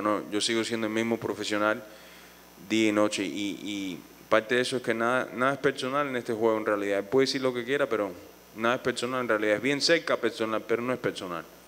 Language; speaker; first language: Spanish; early bilingual, heritage; Spanish